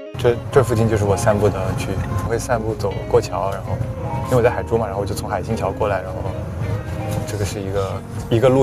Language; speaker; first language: Chinese; native; Chinese